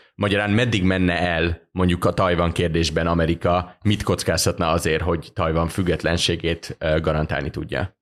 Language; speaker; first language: Hungarian; native; Hungarian